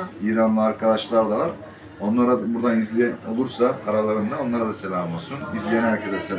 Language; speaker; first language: Turkish; native; Turkish